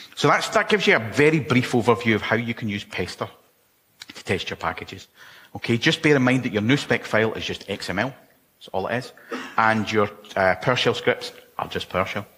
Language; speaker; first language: English; native; English